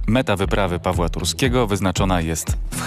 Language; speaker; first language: Polish; native; Polish